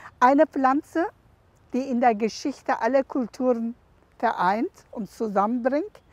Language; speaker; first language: German; non-native, fluent; Turkish